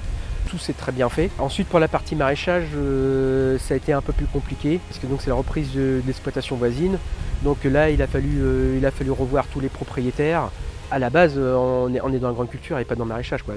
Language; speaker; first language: French; native; French